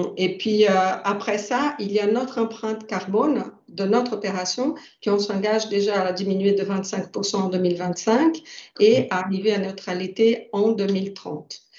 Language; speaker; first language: French; non-native, fluent; Portuguese